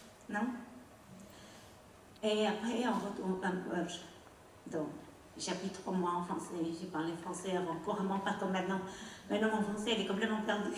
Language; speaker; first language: French; non-native, learner; Khmer